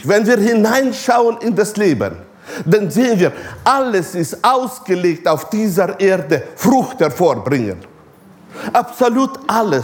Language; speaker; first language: German; non-native, fluent; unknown